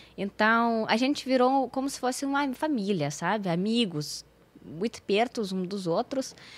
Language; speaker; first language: Portuguese; non-native, fluent; Russian